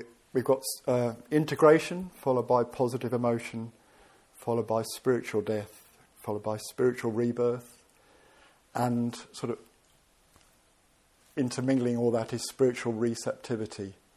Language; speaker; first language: English; native; English